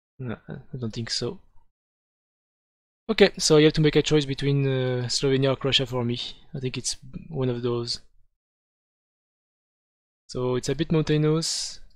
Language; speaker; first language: English; non-native, fluent; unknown